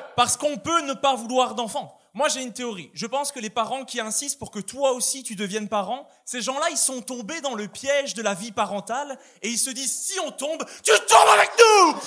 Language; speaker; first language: French; native; French